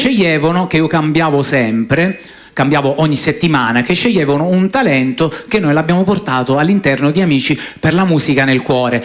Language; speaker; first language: Italian; native; Italian